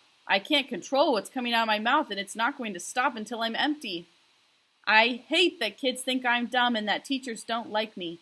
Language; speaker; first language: English; native; English